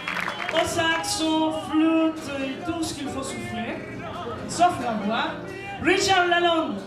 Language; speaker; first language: French; non-native, fluent; Spanish